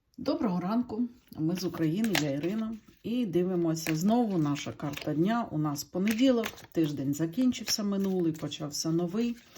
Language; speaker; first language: Ukrainian; non-native, local second language; Russian